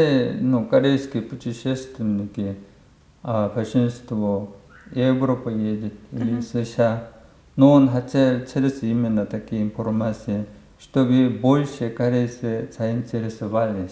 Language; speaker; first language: Russian; non-native, learner; Korean